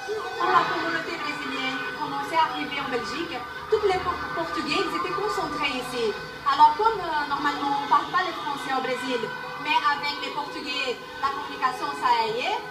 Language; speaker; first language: French; non-native, fluent; Portuguese